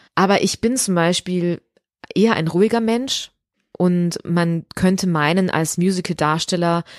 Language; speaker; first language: German; native; German